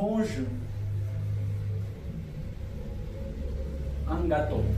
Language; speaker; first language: French; non-native, fluent; Spanish